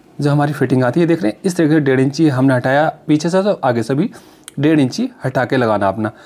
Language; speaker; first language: Hindi; native; Hindi